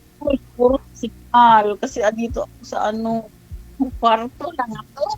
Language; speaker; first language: Filipino; non-native, local second language; Chavacano